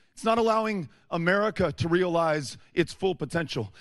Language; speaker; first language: English; native; English